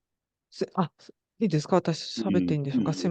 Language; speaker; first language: Japanese; native; Japanese